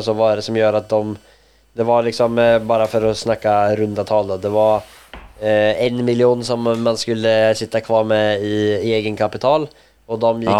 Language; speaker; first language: Swedish; native; Swedish